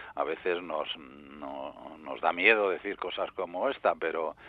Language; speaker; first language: Spanish; native; Spanish